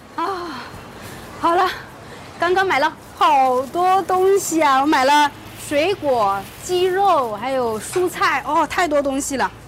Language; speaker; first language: Chinese; native; Chinese